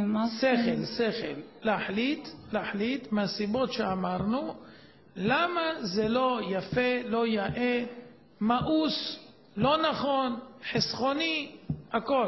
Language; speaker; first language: Hebrew; native; Hebrew